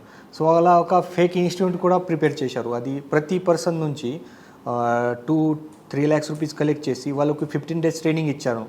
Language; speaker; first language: Telugu; non-native, fluent; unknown